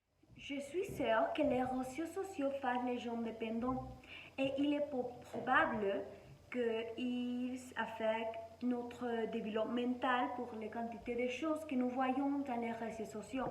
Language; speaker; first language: French; non-native, learner; Spanish